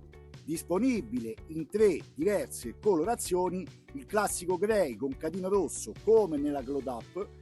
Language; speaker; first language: Italian; native; Italian